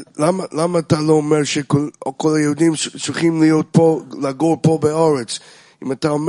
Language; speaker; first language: Hebrew; non-native, fluent; English